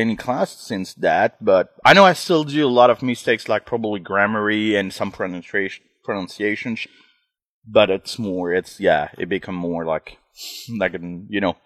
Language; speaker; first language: English; non-native, fluent; French